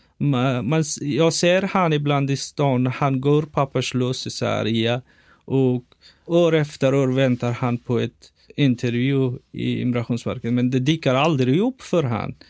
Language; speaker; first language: Swedish; non-native, fluent; Persian